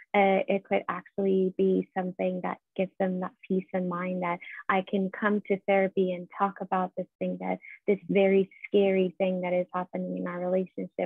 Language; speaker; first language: English; non-native, fluent; Persian